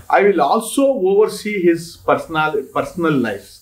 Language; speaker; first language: English; non-native, local second language; Kannada